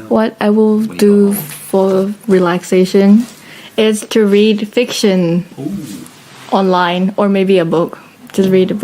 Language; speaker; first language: English; non-native, fluent; Thai